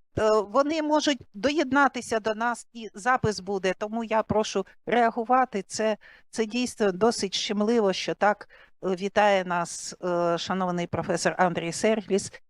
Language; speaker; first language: Ukrainian; native; Ukrainian